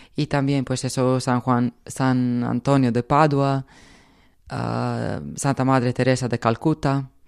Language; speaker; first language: Spanish; non-native, fluent; Croatian